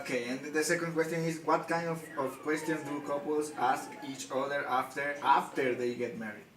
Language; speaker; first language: English; non-native, learner; Spanish